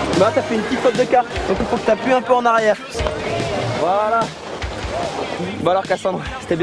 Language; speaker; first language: French; native; French